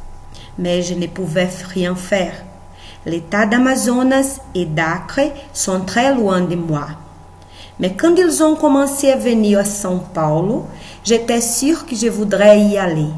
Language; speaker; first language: French; non-native, learner; Portuguese